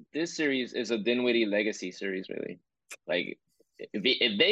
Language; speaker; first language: English; non-native, local second language; Spanish